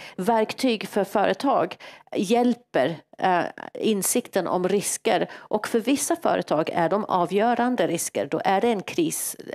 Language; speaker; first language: Swedish; non-native, fluent; English